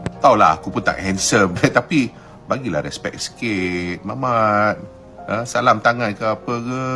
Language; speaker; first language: Malay; native; Malay